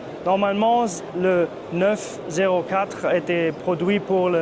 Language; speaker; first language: French; non-native, fluent; German